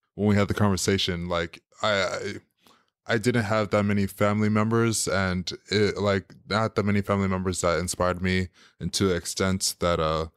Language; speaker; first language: English; native; English